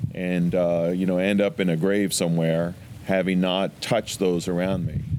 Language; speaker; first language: English; native; English